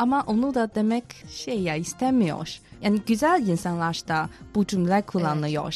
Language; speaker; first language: Turkish; non-native, fluent; Chinese